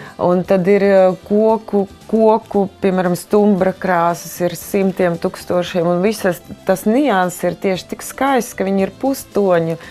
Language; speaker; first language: Latvian; non-native, fluent; Russian